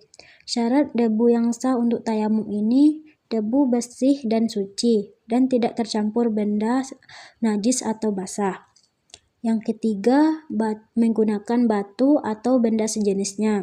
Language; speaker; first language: Indonesian; native; Indonesian